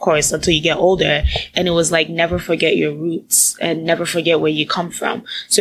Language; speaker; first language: English; non-native, local second language; Akan